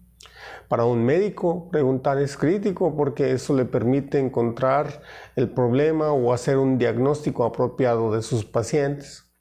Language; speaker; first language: Spanish; native; Spanish